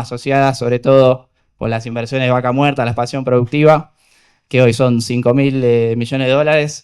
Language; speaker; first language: Spanish; native; Spanish